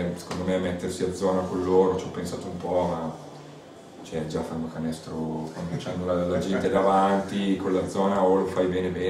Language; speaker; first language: Italian; native; Italian